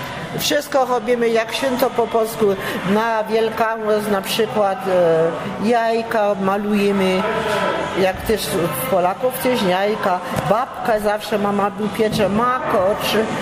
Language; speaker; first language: Polish; early bilingual, heritage; Polish